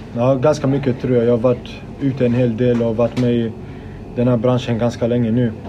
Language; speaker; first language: Swedish; early bilingual, other home language; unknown